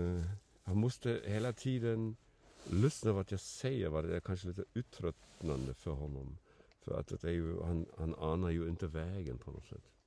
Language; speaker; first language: Swedish; non-native, fluent; German